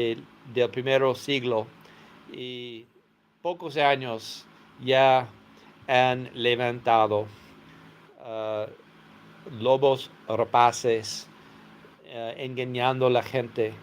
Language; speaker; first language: Spanish; non-native, fluent; English